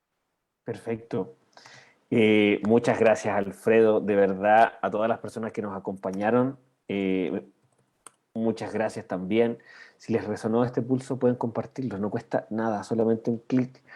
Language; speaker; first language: Spanish; native; Spanish